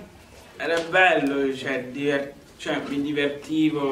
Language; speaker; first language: Italian; early bilingual, other home language; Lingala